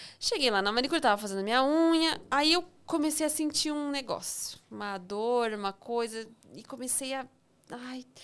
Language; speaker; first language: Portuguese; native; Portuguese